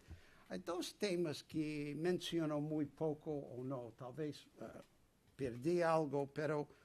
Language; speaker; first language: Spanish; non-native, fluent; English